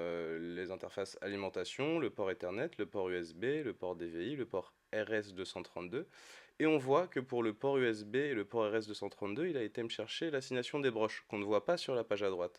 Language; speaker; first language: French; native; French